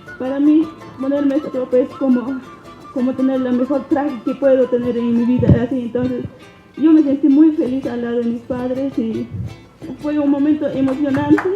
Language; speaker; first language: Spanish; non-native, local second language; Quechua